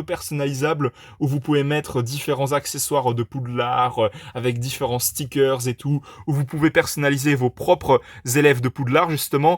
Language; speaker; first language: French; native; French